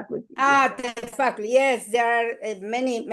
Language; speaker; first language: English; non-native, learner; Spanish